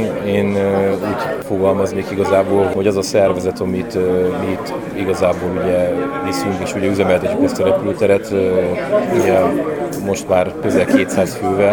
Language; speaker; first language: Hungarian; native; Hungarian